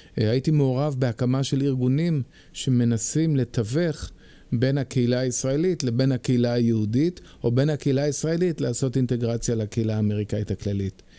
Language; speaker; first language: Hebrew; early bilingual, heritage; Hebrew